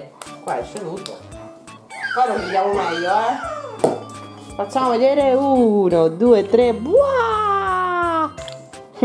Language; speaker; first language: Italian; native; Italian